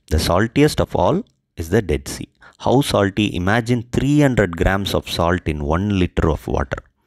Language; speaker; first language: English; non-native, local second language; Tamil